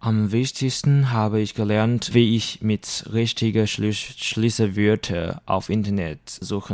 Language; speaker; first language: German; non-native, learner; Chinese